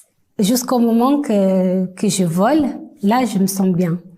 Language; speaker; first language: French; non-native, fluent; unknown